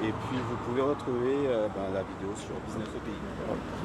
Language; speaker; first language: French; native; French